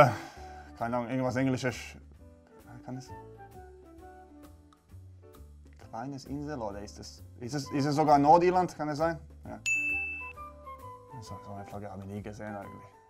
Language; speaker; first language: German; non-native, fluent; Finnish